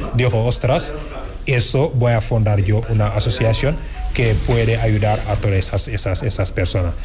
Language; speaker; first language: Spanish; non-native, fluent; Wolof